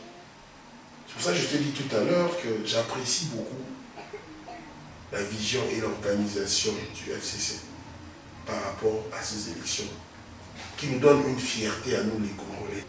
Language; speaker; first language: French; non-native, local second language; Lingala